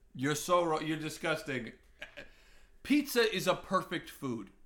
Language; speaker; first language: English; native; English